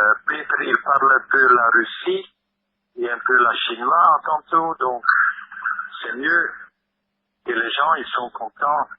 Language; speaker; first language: French; non-native, local second language; Dutch